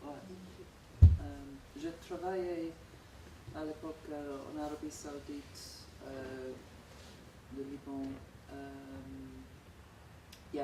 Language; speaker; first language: French; non-native, fluent; English